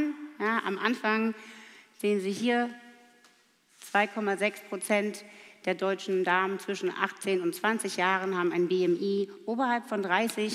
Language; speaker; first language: German; native; German